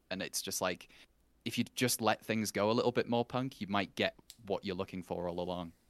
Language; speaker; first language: English; native; English